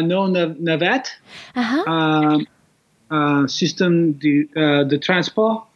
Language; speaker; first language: French; non-native, learner; English